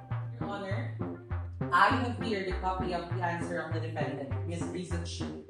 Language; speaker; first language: English; non-native, local second language; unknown